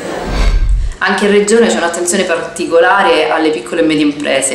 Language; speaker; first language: Italian; native; Italian